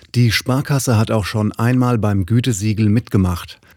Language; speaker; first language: German; native; German